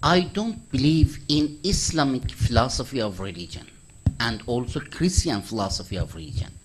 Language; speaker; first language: English; non-native, fluent; Persian